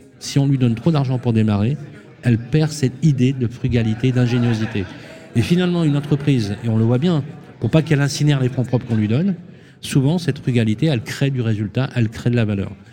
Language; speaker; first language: French; native; French